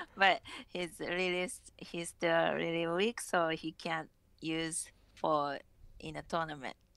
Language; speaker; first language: English; non-native, fluent; Japanese